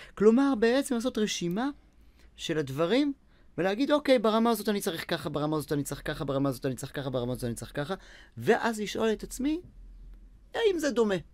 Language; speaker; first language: Hebrew; native; Hebrew